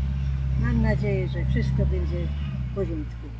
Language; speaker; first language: Polish; non-native, local second language; German